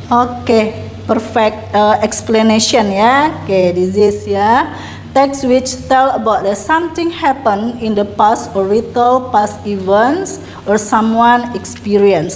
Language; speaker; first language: English; non-native, learner; Indonesian